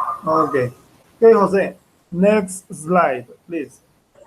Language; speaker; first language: English; non-native, fluent; Spanish